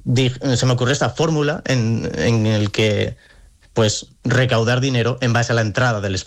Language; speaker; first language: Spanish; native; Spanish